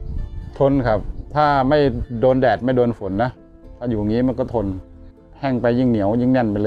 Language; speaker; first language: Thai; native; Thai